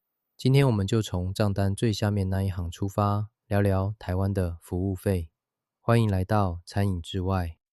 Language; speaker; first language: Chinese; native; Chinese